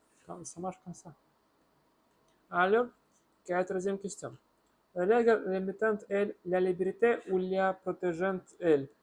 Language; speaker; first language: French; non-native, learner; Russian